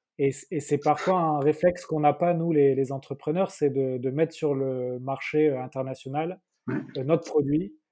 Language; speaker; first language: French; native; French